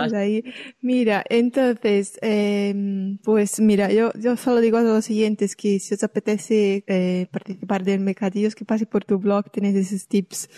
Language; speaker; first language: Spanish; non-native, fluent; Portuguese